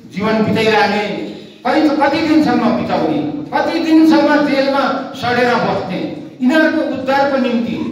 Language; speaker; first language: Nepali; native; Nepali